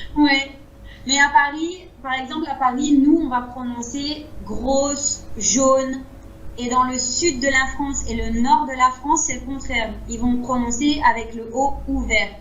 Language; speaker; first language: French; native; French